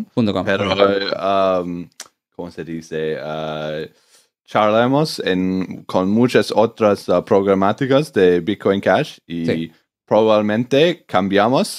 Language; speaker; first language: Spanish; non-native, learner; English